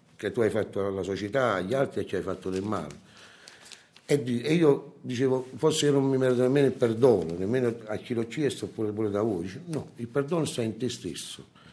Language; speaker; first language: Italian; native; Italian